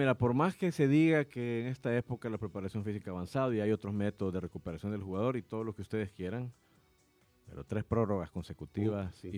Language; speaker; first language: Spanish; native; Spanish